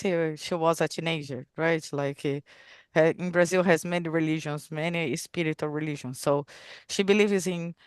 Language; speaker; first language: English; non-native, learner; Portuguese